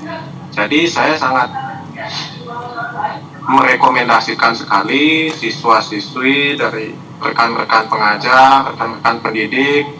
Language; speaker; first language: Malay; non-native, local second language; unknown